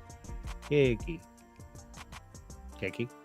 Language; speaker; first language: Japanese; non-native, learner; English